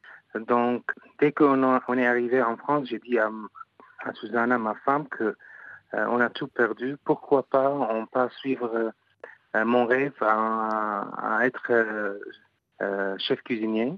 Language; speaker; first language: French; non-native, fluent; Arabic